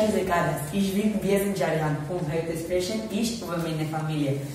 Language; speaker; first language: German; non-native, learner; Catalan